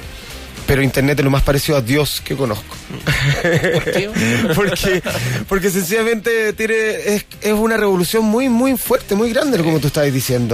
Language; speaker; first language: Spanish; native; Spanish